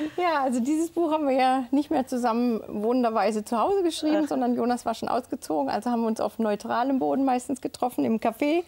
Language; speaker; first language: German; native; German